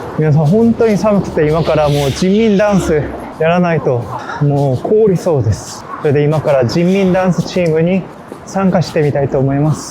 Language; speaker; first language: Japanese; non-native, fluent; Korean